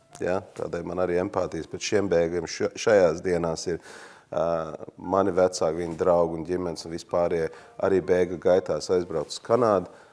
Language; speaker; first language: Latvian; early bilingual, heritage; Latvian